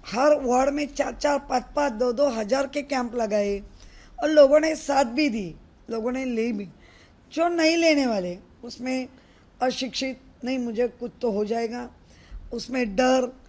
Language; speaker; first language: Hindi; non-native, local second language; Marathi